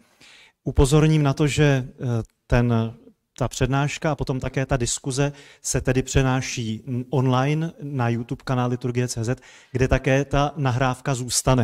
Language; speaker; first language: Czech; native; Czech